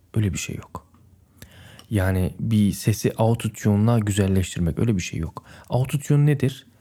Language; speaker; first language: Turkish; native; Turkish